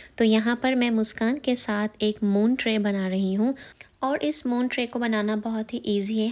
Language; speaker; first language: Urdu; native; Urdu